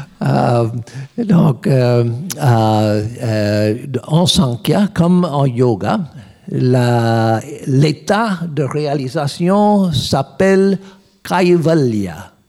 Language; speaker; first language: French; non-native, learner; English